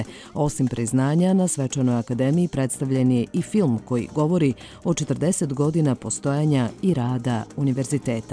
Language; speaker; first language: Croatian; native; Croatian